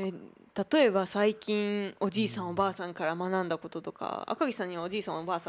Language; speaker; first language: Japanese; native; Japanese